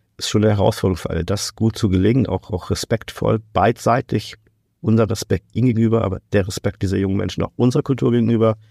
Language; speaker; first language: German; non-native, fluent; Portuguese